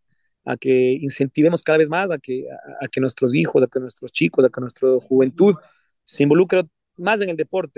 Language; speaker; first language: Spanish; native; Spanish